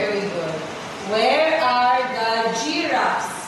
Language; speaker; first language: English; non-native, fluent; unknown